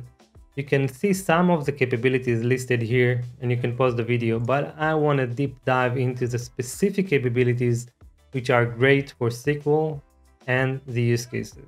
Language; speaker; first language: English; non-native, fluent; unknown